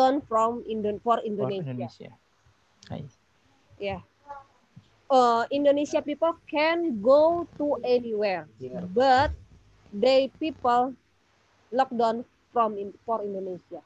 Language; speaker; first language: English; non-native, learner; Indonesian